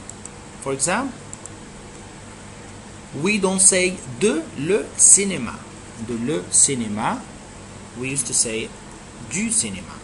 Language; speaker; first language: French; non-native, fluent; Arabic